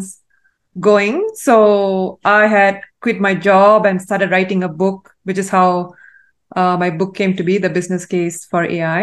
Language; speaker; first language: English; non-native, local second language; Tamil